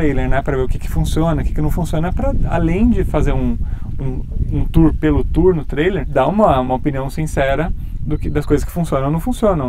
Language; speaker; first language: Portuguese; native; Portuguese